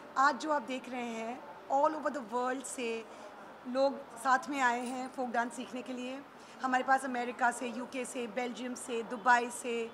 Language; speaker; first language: Hindi; native; Hindi